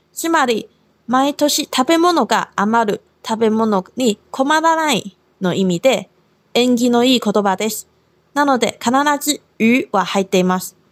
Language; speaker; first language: Japanese; non-native, fluent; Chinese